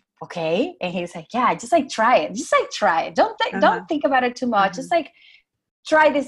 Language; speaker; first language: English; non-native, fluent; Spanish